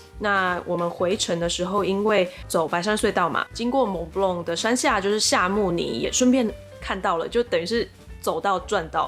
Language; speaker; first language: Chinese; native; Chinese